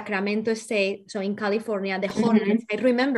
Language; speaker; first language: English; non-native, fluent; Spanish